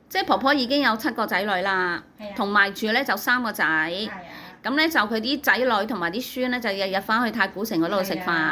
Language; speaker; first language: Cantonese; native; Cantonese